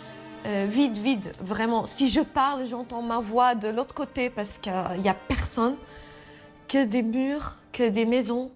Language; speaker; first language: French; non-native, fluent; Assyrian Neo-Aramaic